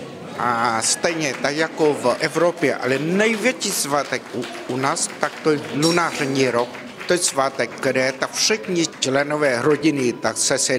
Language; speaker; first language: Czech; non-native, fluent; Vietnamese